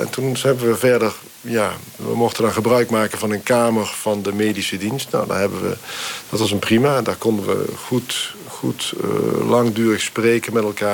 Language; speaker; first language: Dutch; native; Dutch